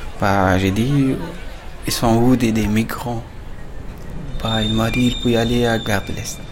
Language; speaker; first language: French; non-native, fluent; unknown